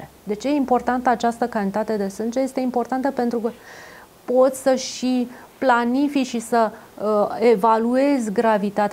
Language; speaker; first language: Romanian; native; Romanian